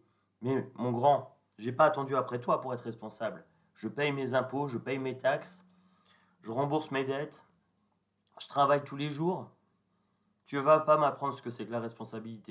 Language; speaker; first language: French; native; French